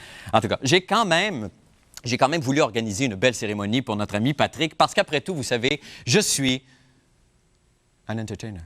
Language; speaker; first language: French; native; French